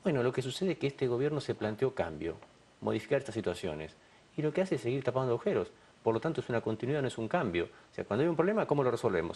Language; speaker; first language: Spanish; native; Spanish